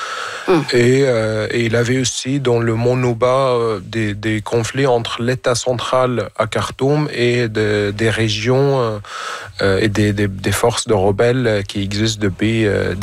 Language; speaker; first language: French; non-native, fluent; Arabic